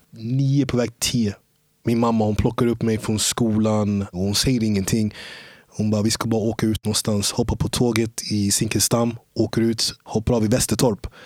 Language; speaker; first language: Swedish; early bilingual, other home language; English